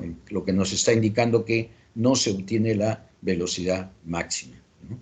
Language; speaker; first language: Spanish; native; Spanish